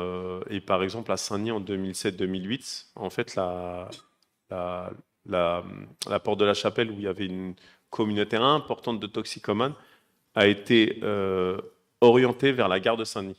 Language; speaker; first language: French; native; French